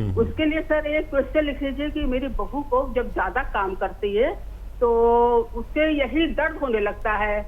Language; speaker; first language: Hindi; native; Hindi